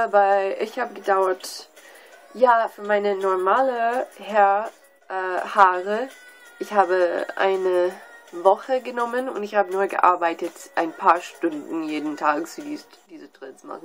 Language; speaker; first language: German; non-native, learner; English